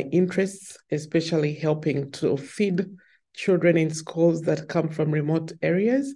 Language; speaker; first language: English; non-native, local second language; Ganda